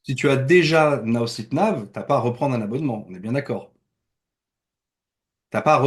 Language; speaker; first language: French; native; French